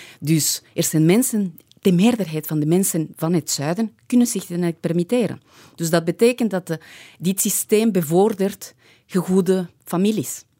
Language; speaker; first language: Dutch; non-native, fluent; Spanish